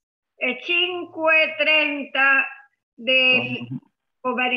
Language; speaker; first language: Italian; non-native, learner; English